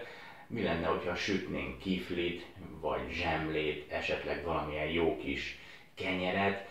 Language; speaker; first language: Hungarian; native; Hungarian